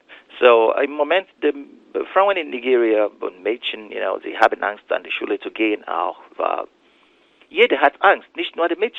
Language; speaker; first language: German; non-native, fluent; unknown